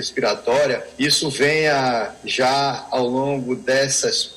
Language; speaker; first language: Portuguese; native; Portuguese